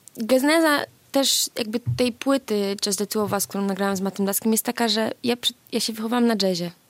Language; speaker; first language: Polish; native; Polish